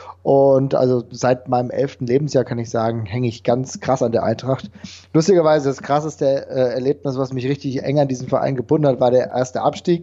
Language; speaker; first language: German; native; German